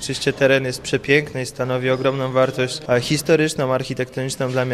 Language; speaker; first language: Polish; native; Polish